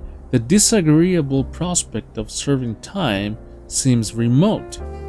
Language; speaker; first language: English; non-native, fluent; Japanese